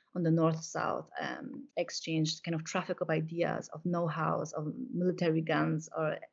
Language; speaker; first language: English; non-native, fluent; Polish